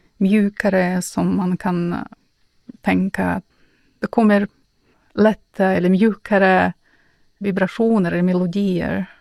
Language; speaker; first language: Swedish; non-native, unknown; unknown